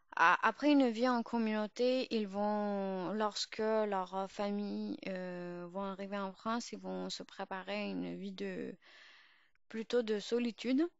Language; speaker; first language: French; early bilingual, other home language; Urdu